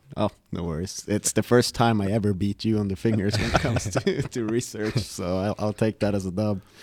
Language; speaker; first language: English; non-native, fluent; Swedish